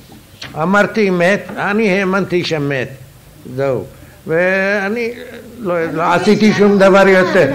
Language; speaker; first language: Hebrew; non-native, fluent; Arabic